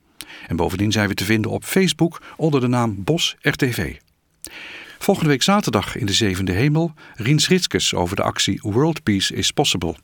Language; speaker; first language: Dutch; native; Dutch